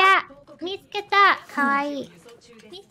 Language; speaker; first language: Japanese; non-native, learner; English